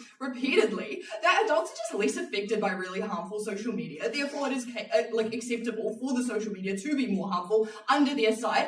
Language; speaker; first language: English; native; English